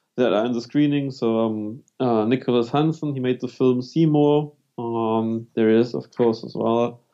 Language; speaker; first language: English; non-native, fluent; German